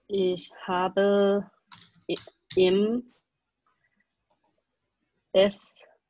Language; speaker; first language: German; non-native, learner; English